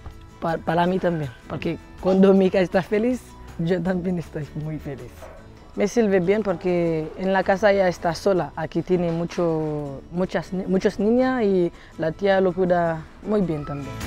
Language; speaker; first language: Spanish; non-native, learner; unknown